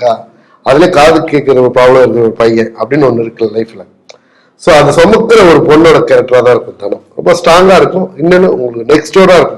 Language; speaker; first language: Tamil; native; Tamil